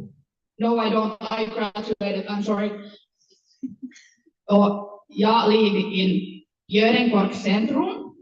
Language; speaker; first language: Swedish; non-native, learner; Finnish